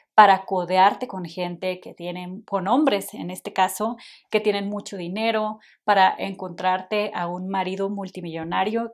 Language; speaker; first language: Spanish; native; Spanish